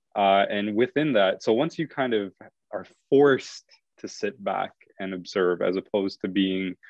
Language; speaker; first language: English; native; English